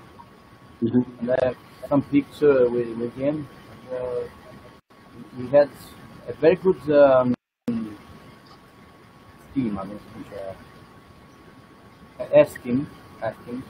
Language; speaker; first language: English; non-native, learner; Italian